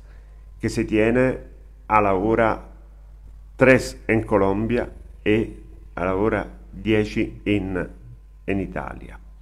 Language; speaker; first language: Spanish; non-native, learner; Italian